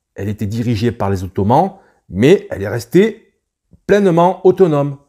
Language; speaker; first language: French; native; French